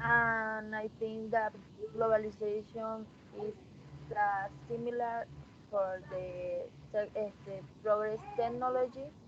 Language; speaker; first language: English; non-native, learner; Spanish